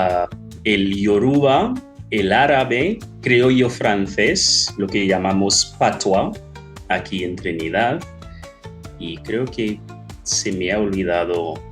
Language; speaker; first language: Spanish; non-native, fluent; English